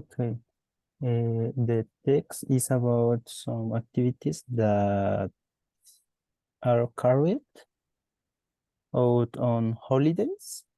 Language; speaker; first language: English; non-native, learner; Spanish